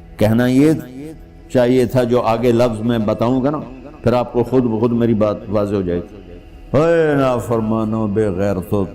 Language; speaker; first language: Urdu; non-native, local second language; Punjabi